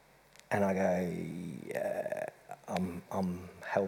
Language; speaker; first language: English; native; English